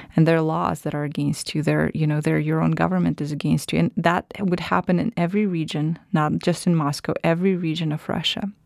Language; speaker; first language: English; non-native, fluent; Russian